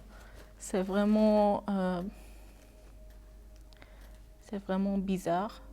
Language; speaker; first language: French; non-native, learner; Persian